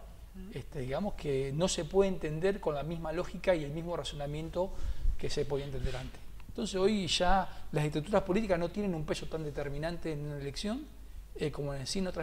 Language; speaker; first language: Spanish; native; Spanish